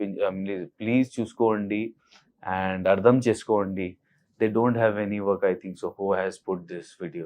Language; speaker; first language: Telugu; non-native, learner; Hindi